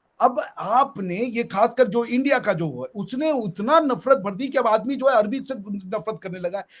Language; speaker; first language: Hindi; native; Hindi